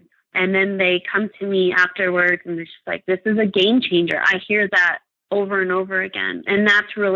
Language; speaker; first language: English; native; English